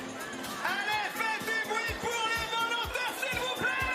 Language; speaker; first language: French; native; French